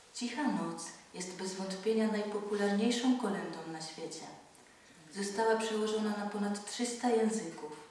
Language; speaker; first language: Polish; native; Polish